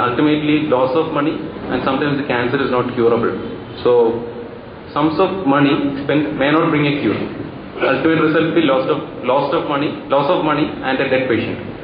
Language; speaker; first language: English; non-native, local second language; Malayalam